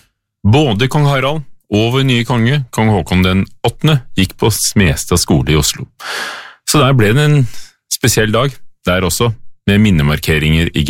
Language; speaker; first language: Norwegian; native; Norwegian